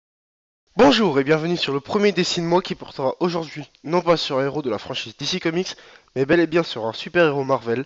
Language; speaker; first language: French; native; French